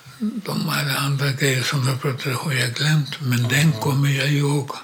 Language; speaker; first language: Swedish; non-native, learner; Polish